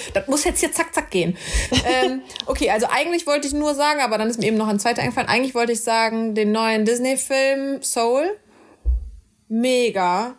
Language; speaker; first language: German; native; German